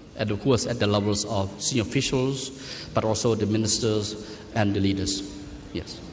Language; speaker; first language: English; non-native, fluent; Khmer